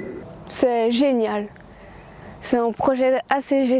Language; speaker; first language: French; native; French